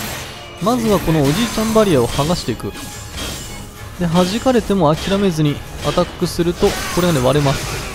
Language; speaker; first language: Japanese; native; Japanese